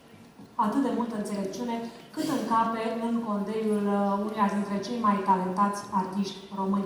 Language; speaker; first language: Romanian; native; Romanian